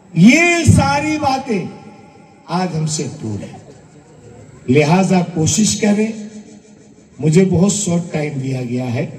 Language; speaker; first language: Hindi; non-native, local second language; Gujarati